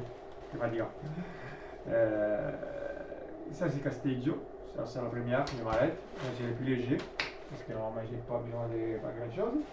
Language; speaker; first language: French; non-native, learner; Italian